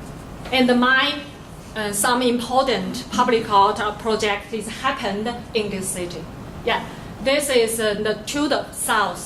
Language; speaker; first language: English; non-native, learner; Chinese